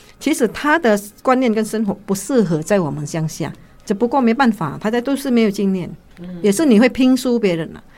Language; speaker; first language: Chinese; non-native, fluent; Indonesian